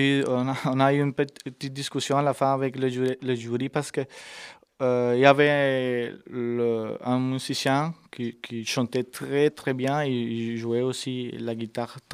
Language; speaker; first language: French; non-native, fluent; Spanish